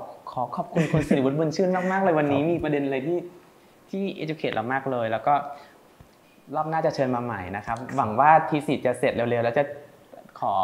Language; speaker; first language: Thai; native; Thai